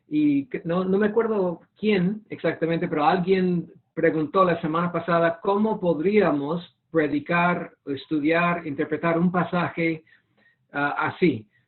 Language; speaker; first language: Spanish; non-native, fluent; English